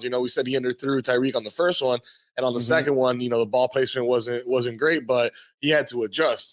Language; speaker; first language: English; native; English